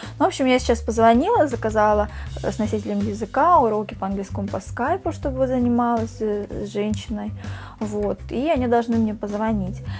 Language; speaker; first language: Russian; native; Russian